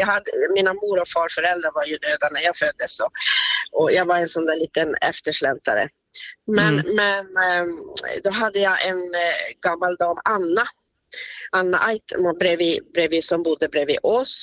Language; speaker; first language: Swedish; native; Swedish